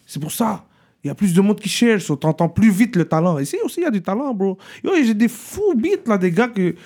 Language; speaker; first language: French; early bilingual, other home language; Arabic